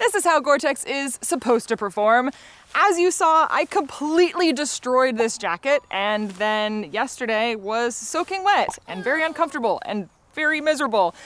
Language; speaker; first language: English; native; English